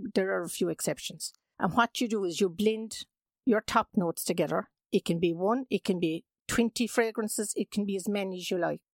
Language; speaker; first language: English; native; English